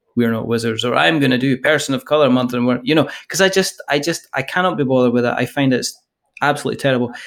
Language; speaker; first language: English; native; English